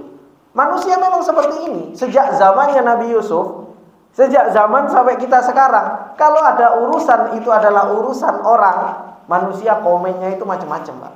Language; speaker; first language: Indonesian; native; Indonesian